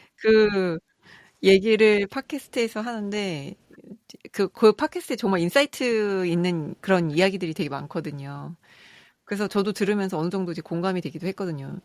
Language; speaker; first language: Korean; native; Korean